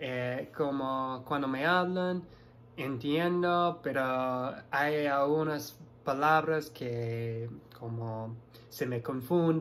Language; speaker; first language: Spanish; non-native, fluent; English